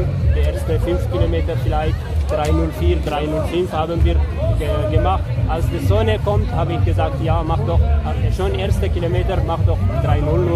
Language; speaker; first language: German; non-native, learner; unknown